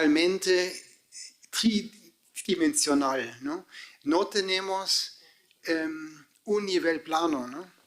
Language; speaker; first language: Spanish; non-native, fluent; German